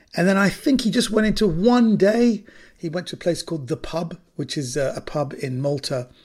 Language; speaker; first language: English; native; English